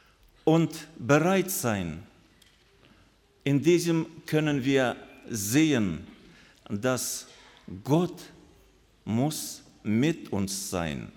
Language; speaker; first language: German; non-native, fluent; Russian